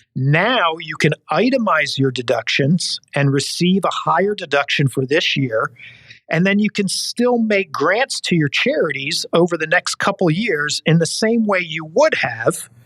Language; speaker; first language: English; native; English